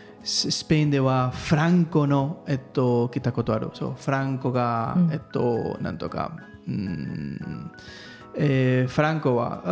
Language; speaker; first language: Japanese; non-native, learner; Catalan